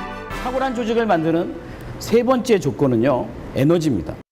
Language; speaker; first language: Korean; native; Korean